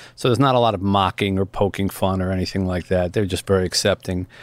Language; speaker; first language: English; native; English